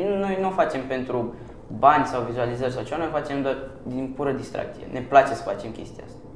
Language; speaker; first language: Romanian; early bilingual, other home language; Persian